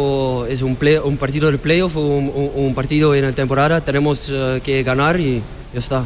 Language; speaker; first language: Spanish; non-native, learner; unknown